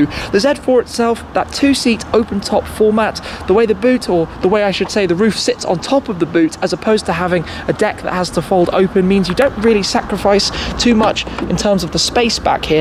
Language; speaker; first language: English; native; English